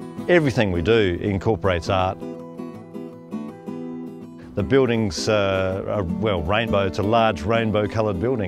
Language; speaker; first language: English; native; English